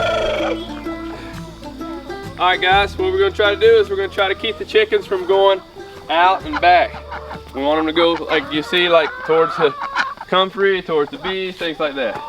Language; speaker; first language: English; native; English